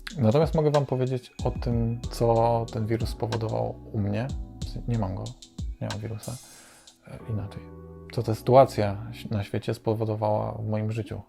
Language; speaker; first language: Polish; native; Polish